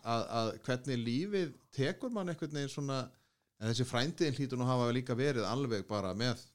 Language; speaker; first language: Icelandic; native; Icelandic